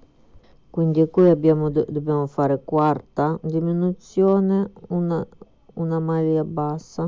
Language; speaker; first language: Italian; non-native, fluent; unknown